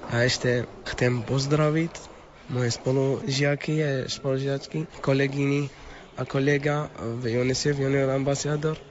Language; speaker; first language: Slovak; non-native, learner; Arabic